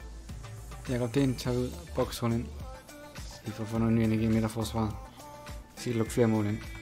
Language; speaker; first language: Danish; native; Danish